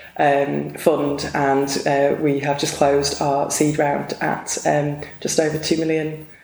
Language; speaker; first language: English; native; English